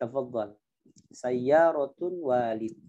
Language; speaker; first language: Arabic; non-native, fluent; Indonesian